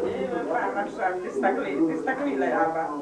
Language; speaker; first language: Hebrew; non-native, learner; Hungarian